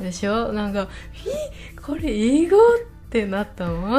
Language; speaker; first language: Japanese; native; Japanese